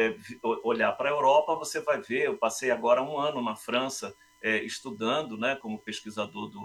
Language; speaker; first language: Portuguese; native; Portuguese